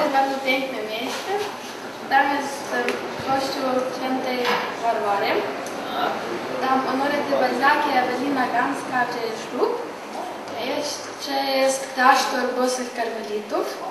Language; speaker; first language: Polish; non-native, learner; Ukrainian